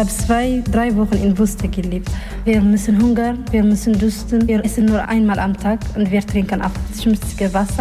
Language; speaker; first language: German; non-native, learner; Tigrinya